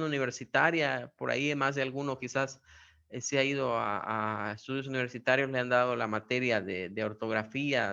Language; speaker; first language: Spanish; native; Spanish